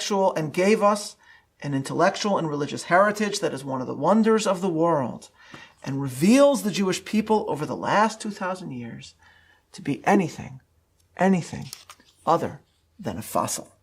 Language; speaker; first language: English; native; English